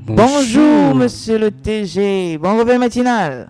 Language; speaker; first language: French; native; French